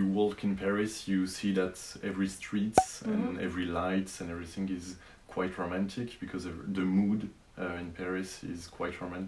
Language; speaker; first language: English; non-native, fluent; French